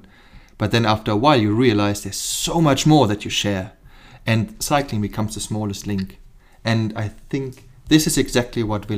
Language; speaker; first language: English; non-native, fluent; German